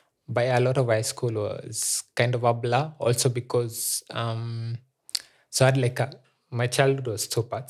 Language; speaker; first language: English; non-native, local second language; Meru